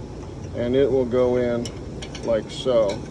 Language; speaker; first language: English; native; English